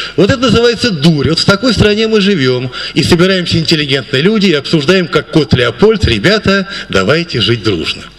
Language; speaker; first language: Russian; native; Russian